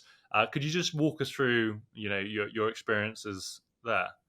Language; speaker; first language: English; native; English